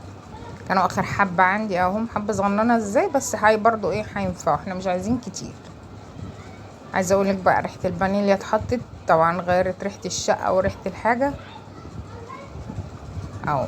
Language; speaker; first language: Arabic; native; Arabic